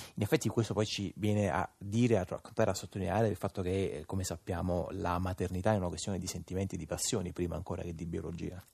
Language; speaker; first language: Italian; native; Italian